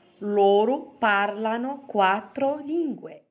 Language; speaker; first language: Italian; non-native, fluent; Arabic